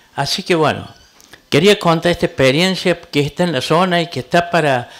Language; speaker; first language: Spanish; native; Spanish